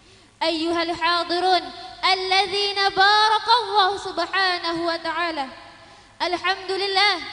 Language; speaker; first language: Arabic; non-native, learner; Indonesian